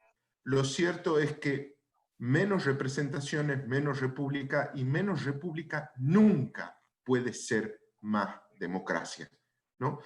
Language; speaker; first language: Spanish; native; Spanish